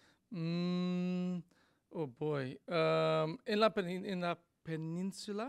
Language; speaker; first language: Spanish; non-native, learner; English